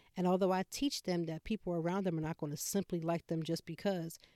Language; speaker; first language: English; native; English